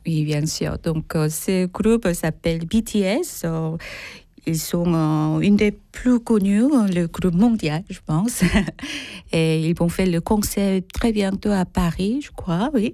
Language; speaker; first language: French; non-native, fluent; Korean